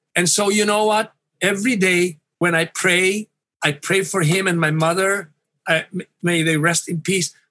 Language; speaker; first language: English; non-native, local second language; Hiligaynon